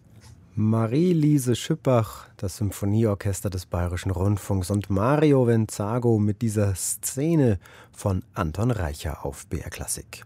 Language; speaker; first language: German; native; German